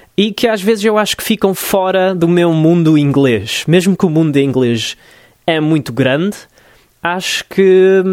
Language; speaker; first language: Portuguese; early bilingual, other home language; English